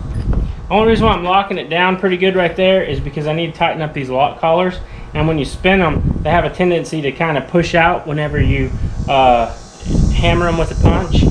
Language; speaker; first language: English; native; English